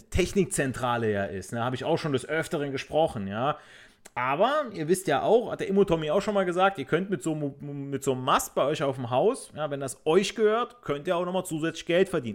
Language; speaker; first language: German; native; German